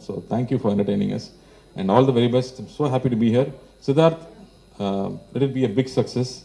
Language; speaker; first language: Tamil; native; Tamil